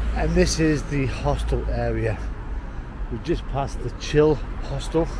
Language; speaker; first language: English; native; English